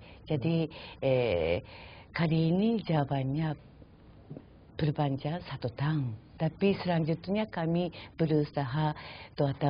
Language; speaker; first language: Indonesian; non-native, fluent; Japanese